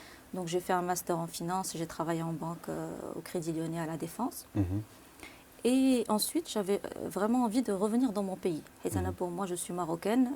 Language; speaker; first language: French; non-native, local second language; Arabic